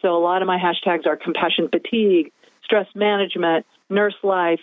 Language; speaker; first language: English; native; English